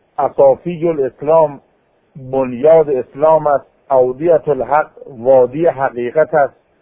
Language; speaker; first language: Persian; native; Persian